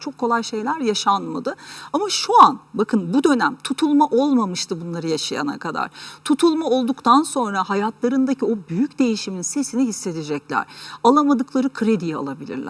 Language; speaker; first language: Turkish; native; Turkish